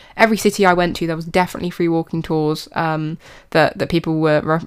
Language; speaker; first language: English; native; English